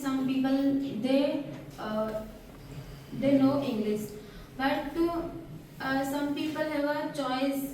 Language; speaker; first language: English; non-native, learner; Hindi